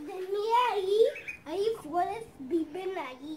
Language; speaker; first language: Spanish; early bilingual, heritage; Spanish